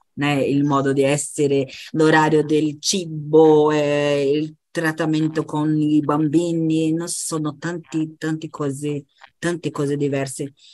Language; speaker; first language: Italian; non-native, fluent; Portuguese